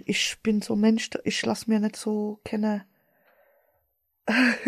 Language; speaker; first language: German; early bilingual, other home language; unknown